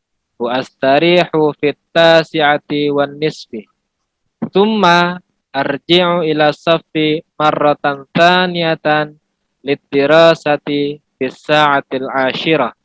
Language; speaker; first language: Arabic; non-native, learner; Indonesian